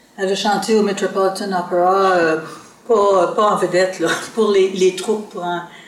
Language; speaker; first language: French; native; French